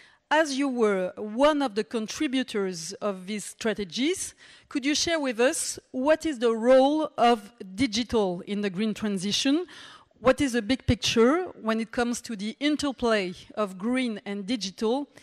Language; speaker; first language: English; non-native, fluent; French